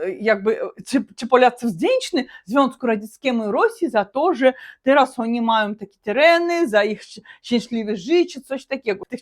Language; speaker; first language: Polish; non-native, learner; Russian